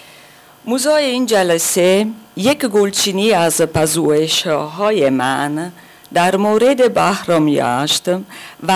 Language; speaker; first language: Persian; non-native, learner; German